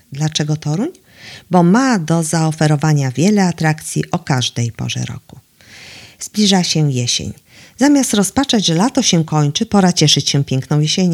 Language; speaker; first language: Polish; native; Polish